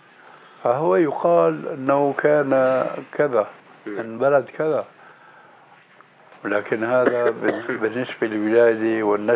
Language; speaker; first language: Arabic; native; Arabic